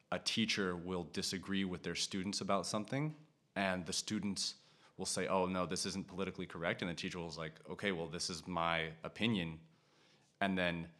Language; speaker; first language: English; native; English